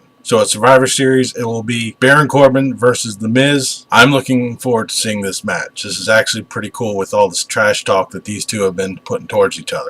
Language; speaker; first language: English; native; English